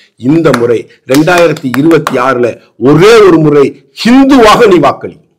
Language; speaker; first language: Tamil; native; Tamil